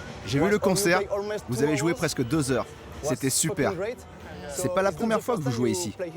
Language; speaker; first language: French; native; French